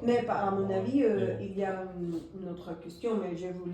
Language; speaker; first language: French; non-native, fluent; Spanish